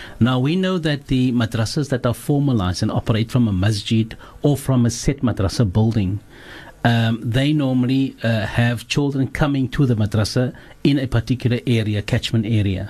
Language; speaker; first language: English; early bilingual, other home language; Afrikaans